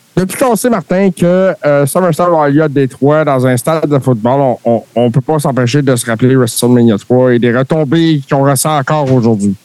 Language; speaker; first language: French; native; French